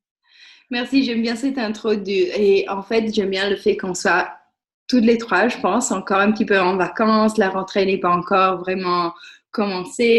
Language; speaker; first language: French; non-native, fluent; Italian